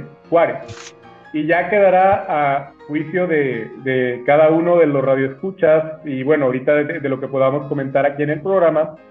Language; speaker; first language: Spanish; native; Spanish